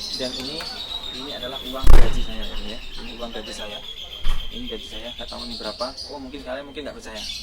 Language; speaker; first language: Indonesian; native; Indonesian